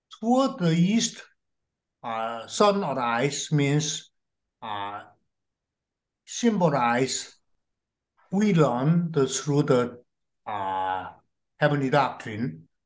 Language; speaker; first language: English; non-native, learner; Korean